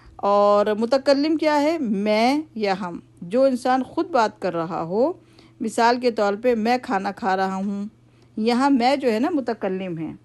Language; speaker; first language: Urdu; native; Urdu